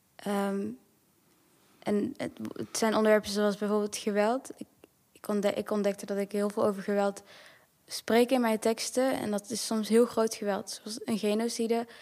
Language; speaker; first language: Dutch; early bilingual, other home language; Kinyarwanda